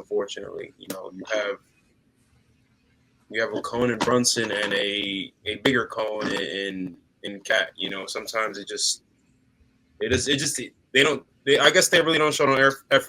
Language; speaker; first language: English; native; English